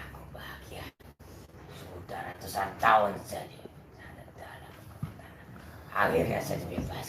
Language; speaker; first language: Indonesian; non-native, local second language; Javanese